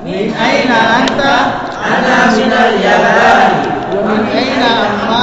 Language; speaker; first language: Arabic; non-native, learner; Indonesian